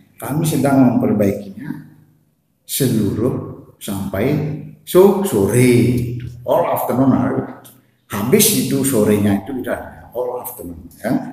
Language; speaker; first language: Indonesian; non-native, local second language; Balinese